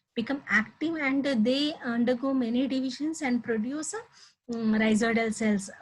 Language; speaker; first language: English; non-native, local second language; Telugu